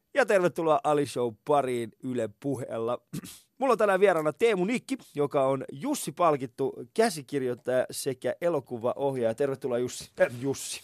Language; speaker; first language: Finnish; early bilingual, other home language; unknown